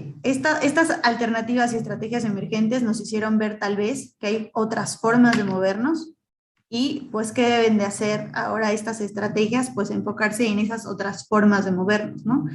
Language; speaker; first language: Spanish; native; Spanish